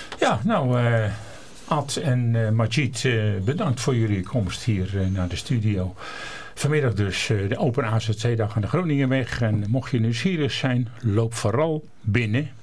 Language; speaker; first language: Dutch; native; Dutch